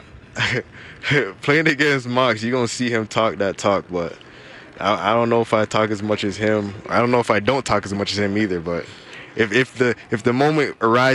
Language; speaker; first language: English; native; English